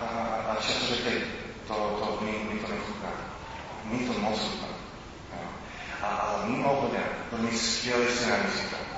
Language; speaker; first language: Czech; non-native, fluent; English